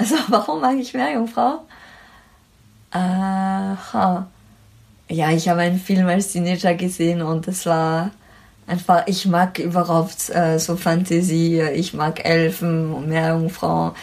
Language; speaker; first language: German; non-native, fluent; French